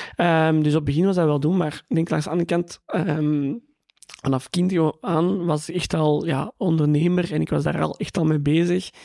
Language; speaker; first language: Dutch; native; Dutch